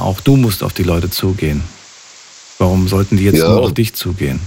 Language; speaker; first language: German; native; German